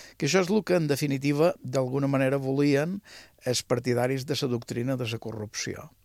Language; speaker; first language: Catalan; native; Catalan